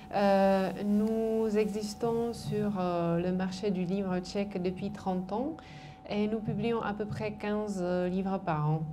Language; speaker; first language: French; non-native, fluent; Czech